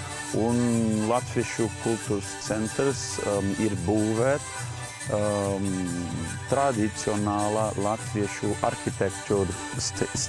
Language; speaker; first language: Latvian; non-native, learner; Portuguese